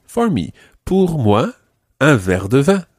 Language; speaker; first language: French; non-native, fluent; English